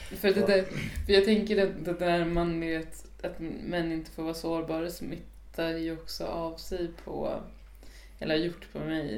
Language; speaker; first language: Swedish; native; Swedish